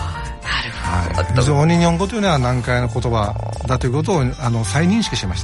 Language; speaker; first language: Japanese; native; Japanese